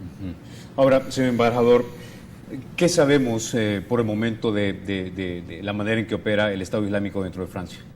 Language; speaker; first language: Spanish; native; Spanish